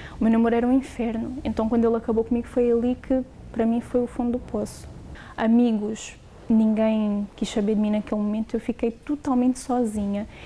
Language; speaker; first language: Portuguese; native; Portuguese